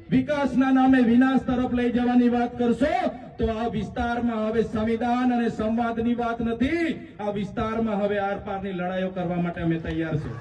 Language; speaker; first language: Gujarati; non-native, local second language; Vasavi